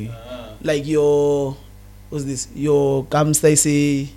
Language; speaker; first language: English; non-native, local second language; Xhosa